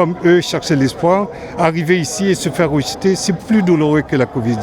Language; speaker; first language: French; early bilingual, other home language; Haitian Creole